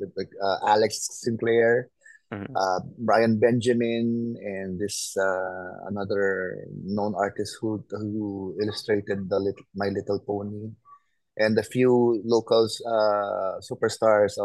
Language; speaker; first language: English; non-native, local second language; Filipino